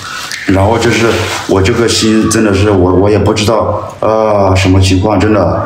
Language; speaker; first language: Chinese; non-native, local second language; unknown